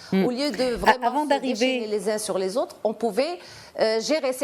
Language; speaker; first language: French; non-native, local second language; Arabic